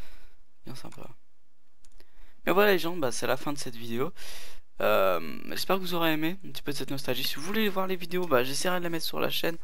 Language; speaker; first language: French; native; French